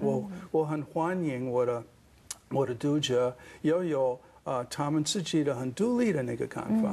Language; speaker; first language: Chinese; non-native, fluent; English